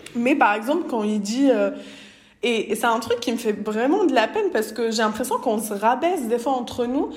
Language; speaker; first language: French; native; French